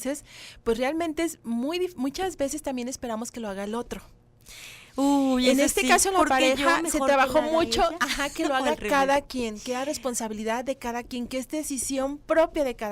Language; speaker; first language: Spanish; native; Spanish